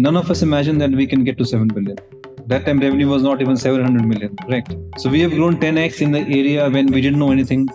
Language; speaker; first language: English; non-native, local second language; Punjabi